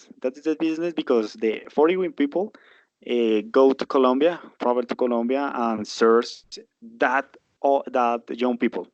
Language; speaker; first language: English; non-native, learner; Spanish